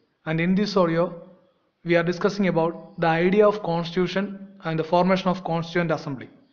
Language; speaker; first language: English; non-native, local second language; Malayalam